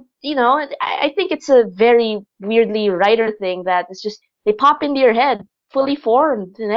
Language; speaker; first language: English; non-native, local second language; Filipino